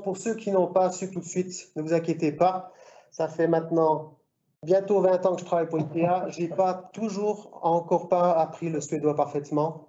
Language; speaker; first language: French; native; French